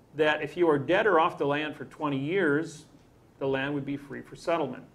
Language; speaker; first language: English; native; English